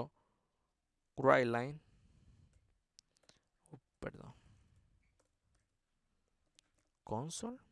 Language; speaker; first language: Spanish; native; Spanish